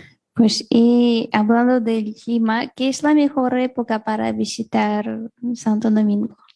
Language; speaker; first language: Spanish; non-native, fluent; Russian